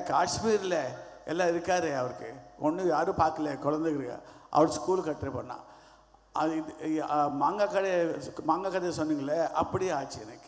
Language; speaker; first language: Tamil; non-native, learner; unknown